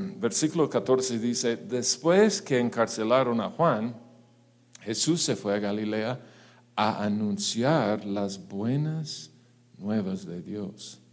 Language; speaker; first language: Spanish; non-native, fluent; English